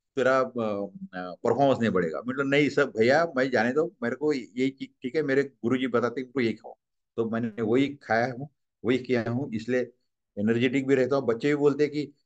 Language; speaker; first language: Hindi; non-native, local second language; Marathi